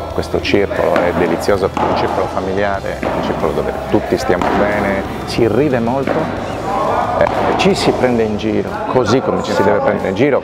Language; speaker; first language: Italian; native; Italian